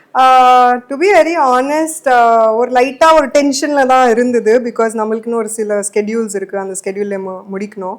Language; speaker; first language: Tamil; non-native, fluent; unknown